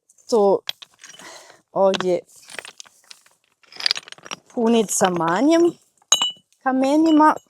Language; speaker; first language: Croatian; non-native, fluent; German